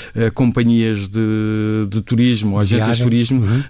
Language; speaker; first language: Portuguese; native; Portuguese